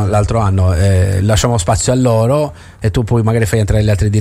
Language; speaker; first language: Italian; native; Italian